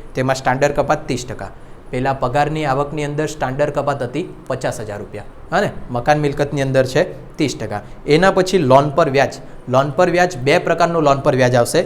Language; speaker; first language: Gujarati; non-native, local second language; Hindi